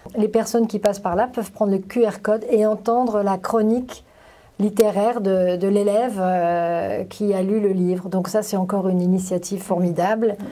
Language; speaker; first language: French; native; French